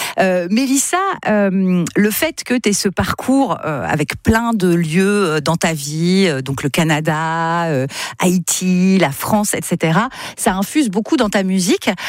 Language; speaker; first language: French; native; French